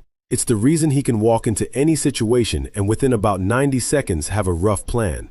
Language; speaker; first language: English; native; English